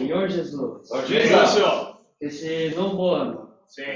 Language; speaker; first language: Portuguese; non-native, learner; Korean